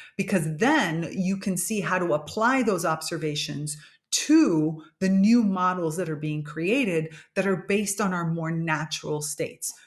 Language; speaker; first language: English; native; English